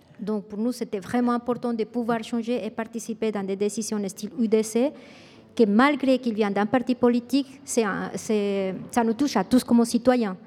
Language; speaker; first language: French; non-native, fluent; Spanish